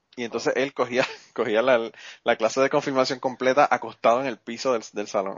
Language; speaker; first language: Spanish; native; Spanish